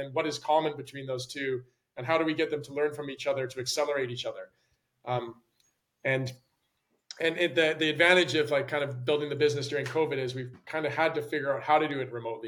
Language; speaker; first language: English; native; English